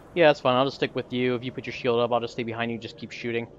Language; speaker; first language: English; native; English